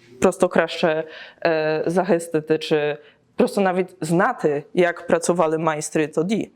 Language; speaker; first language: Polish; non-native, learner; Ukrainian